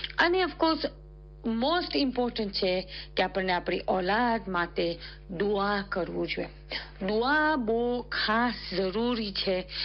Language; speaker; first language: Gujarati; early bilingual, heritage; Gujarati